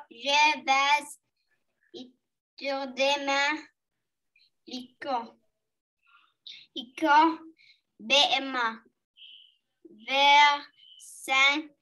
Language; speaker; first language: French; non-native, learner; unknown